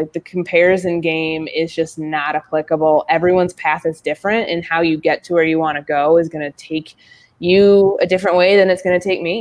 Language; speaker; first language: English; native; English